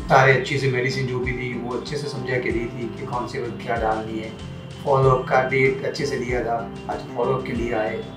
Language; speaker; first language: Hindi; non-native, local second language; Gujarati